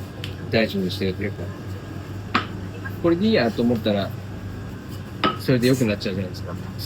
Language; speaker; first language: Japanese; native; Japanese